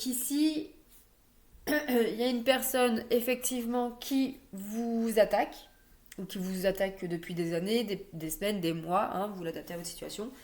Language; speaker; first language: French; native; French